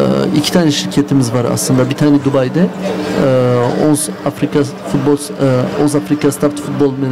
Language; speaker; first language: Turkish; early bilingual, heritage; Turkish